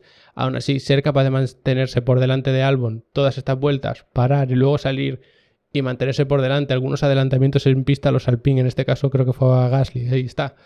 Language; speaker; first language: Spanish; native; Spanish